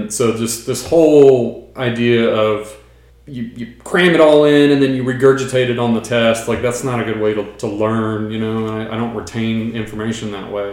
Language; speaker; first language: English; native; English